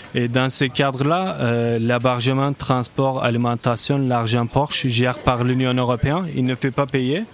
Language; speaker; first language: French; non-native, learner; Turkish